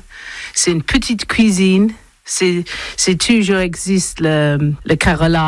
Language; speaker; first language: French; non-native, learner; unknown